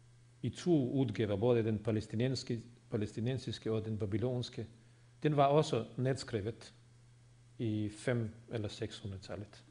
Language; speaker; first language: Swedish; non-native, fluent; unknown